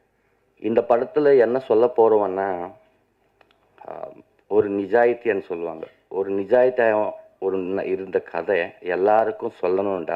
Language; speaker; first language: Tamil; non-native, learner; Telugu